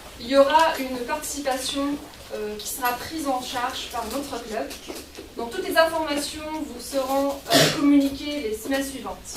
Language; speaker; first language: French; native; French